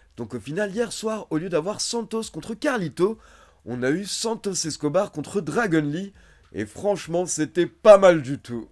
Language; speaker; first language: French; native; French